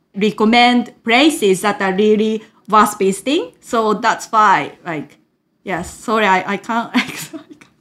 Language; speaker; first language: English; non-native, fluent; Japanese